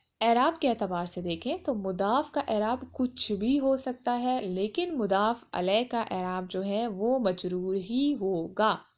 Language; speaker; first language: Urdu; native; Urdu